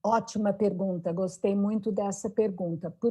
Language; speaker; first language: Portuguese; native; Portuguese